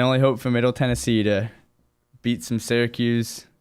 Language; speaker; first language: English; native; English